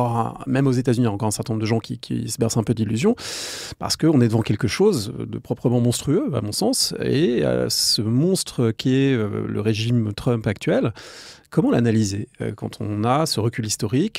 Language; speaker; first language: French; native; French